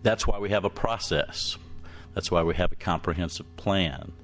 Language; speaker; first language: English; native; English